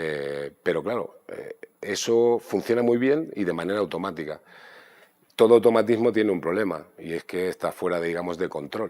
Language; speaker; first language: Spanish; native; Spanish